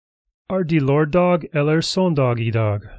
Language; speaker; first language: Swedish; non-native, learner; English